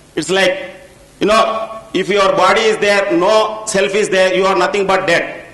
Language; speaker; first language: English; non-native, local second language; Telugu